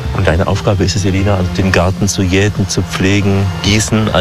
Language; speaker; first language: German; native; German